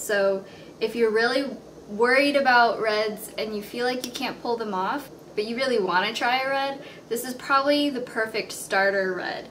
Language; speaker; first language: English; native; English